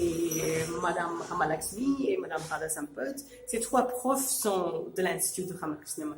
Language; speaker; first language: French; non-native, fluent; Urdu